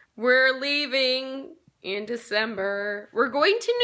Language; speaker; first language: English; native; English